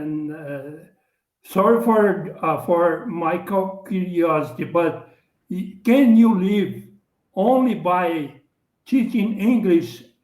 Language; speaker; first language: English; non-native, learner; Portuguese